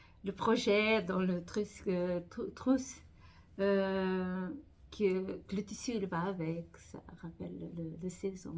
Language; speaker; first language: French; non-native, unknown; Portuguese